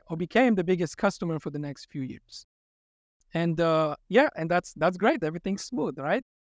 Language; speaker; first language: English; non-native, fluent; Hebrew